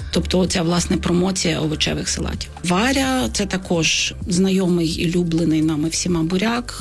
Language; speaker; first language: Ukrainian; native; Ukrainian